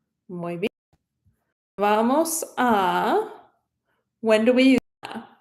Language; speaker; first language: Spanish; non-native, fluent; English